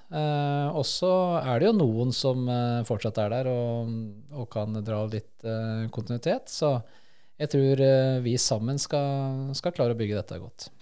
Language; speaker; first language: Norwegian; early bilingual, other home language; Spanish